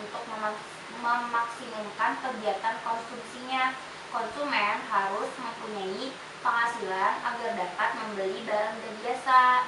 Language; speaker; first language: Indonesian; native; Indonesian